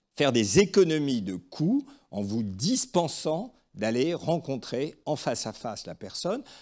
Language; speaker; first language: French; native; French